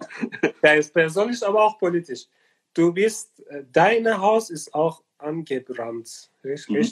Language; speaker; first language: German; non-native, learner; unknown